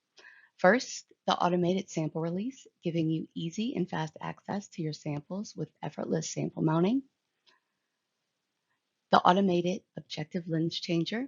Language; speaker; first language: English; native; English